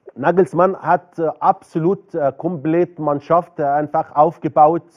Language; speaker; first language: German; non-native, learner; Arabic